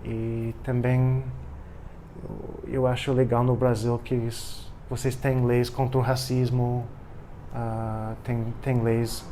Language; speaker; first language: Portuguese; non-native, fluent; English